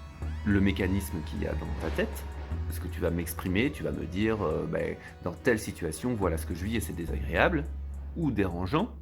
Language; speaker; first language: French; native; French